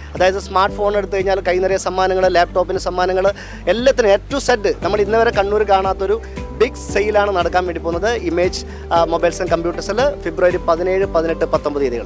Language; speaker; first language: Malayalam; native; Malayalam